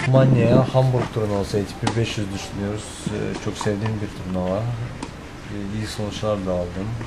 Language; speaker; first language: Turkish; non-native, fluent; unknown